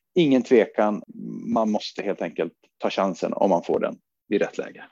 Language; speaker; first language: Swedish; native; Swedish